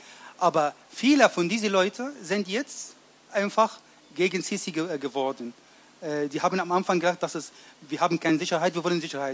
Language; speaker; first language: German; non-native, learner; Arabic